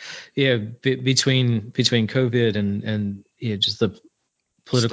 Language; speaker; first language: English; native; English